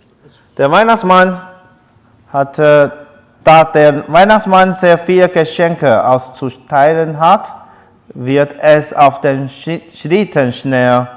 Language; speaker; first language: German; non-native, learner; Chinese